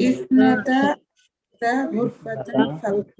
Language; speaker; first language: Arabic; non-native, learner; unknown